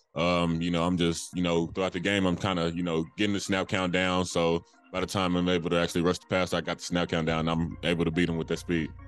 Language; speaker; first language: English; native; English